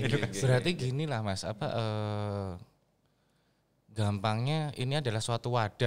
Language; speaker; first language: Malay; non-native, local second language; Javanese